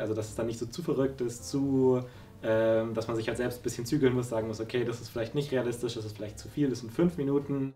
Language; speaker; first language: German; native; German